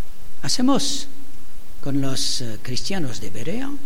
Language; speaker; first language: Spanish; non-native, fluent; French